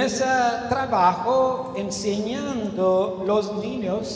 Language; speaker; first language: Spanish; non-native, learner; Romanian